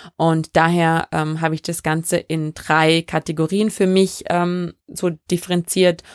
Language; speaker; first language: German; early bilingual, other home language; French